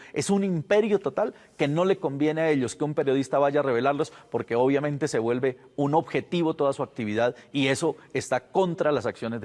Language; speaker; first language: Spanish; native; Spanish